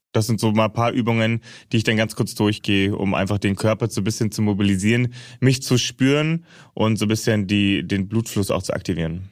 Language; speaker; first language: German; native; German